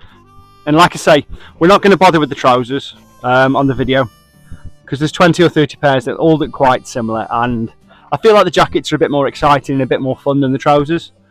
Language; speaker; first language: English; native; English